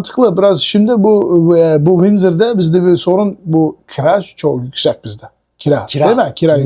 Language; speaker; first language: Turkish; non-native, learner; Uyghur